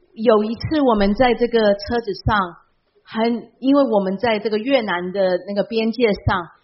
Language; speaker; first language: Chinese; early bilingual, heritage; Chinese